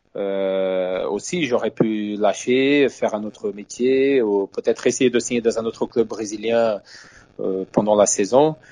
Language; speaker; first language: French; non-native, fluent; Portuguese